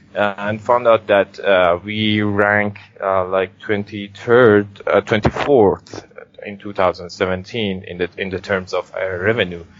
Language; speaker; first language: English; non-native, fluent; Persian